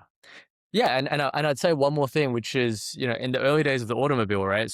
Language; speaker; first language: English; native; English